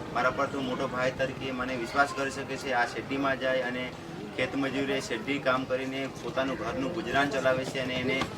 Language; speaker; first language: Gujarati; non-native, local second language; Kukna